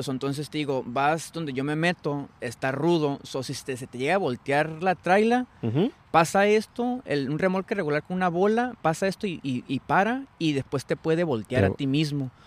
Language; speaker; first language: Spanish; early bilingual, heritage; Spanish